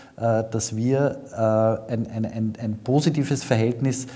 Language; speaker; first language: German; native; German